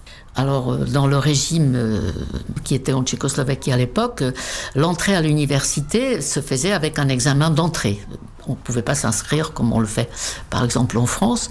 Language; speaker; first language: French; non-native, fluent; Czech